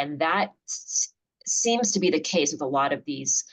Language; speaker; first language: English; native; English